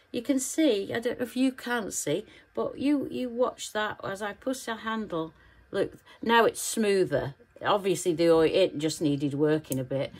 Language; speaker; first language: English; native; English